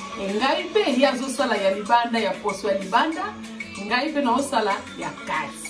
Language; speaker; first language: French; non-native, local second language; Lingala